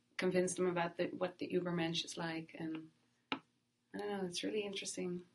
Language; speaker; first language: English; non-native, fluent; Dutch